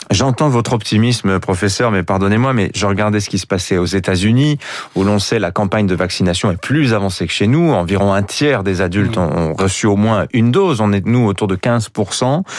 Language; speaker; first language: French; native; French